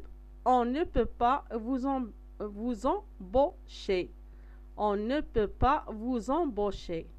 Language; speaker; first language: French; non-native, local second language; Arabic